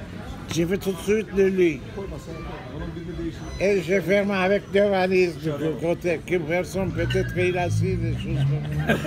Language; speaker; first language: French; non-native, learner; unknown